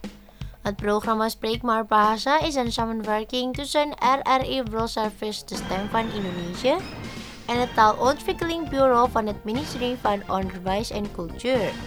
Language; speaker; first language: Dutch; non-native, learner; Indonesian